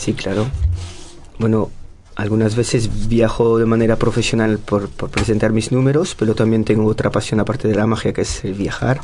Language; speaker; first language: Spanish; non-native, fluent; French